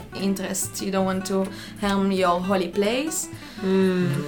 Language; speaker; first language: English; non-native, fluent; Hebrew